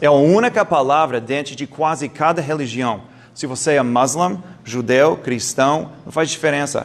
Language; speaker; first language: Portuguese; non-native, fluent; English